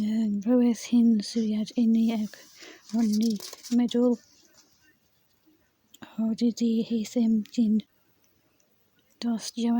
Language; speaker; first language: Welsh; non-native, learner; English